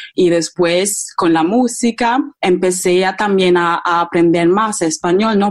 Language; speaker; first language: Spanish; non-native, fluent; German